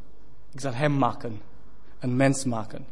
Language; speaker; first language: Dutch; non-native, fluent; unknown